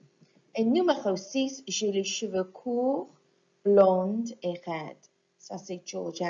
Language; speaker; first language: French; non-native, fluent; English